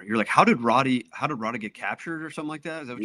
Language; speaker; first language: English; native; English